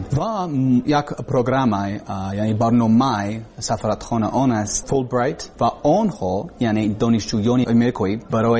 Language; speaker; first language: Persian; non-native, learner; English